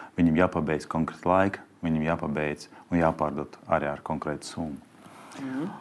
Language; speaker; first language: Latvian; non-native, local second language; Russian